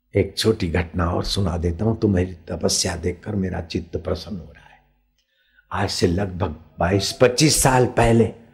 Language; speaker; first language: Hindi; non-native, local second language; Sindhi